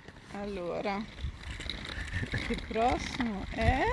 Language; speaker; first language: Italian; non-native, fluent; Dutch